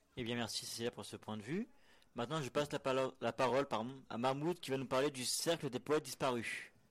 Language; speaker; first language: French; native; French